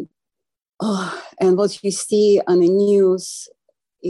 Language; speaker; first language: English; non-native, fluent; Ukrainian